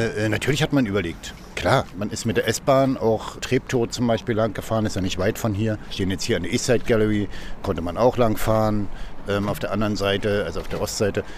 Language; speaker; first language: German; native; German